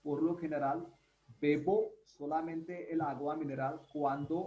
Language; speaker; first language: Spanish; non-native, fluent; Hindi